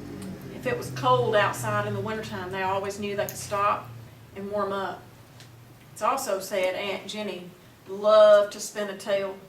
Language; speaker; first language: English; native; English